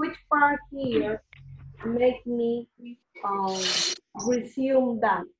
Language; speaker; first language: English; non-native, learner; Spanish